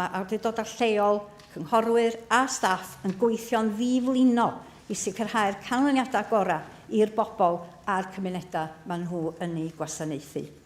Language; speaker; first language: Welsh; native; Welsh